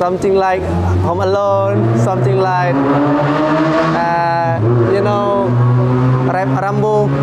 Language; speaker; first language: English; non-native, fluent; Indonesian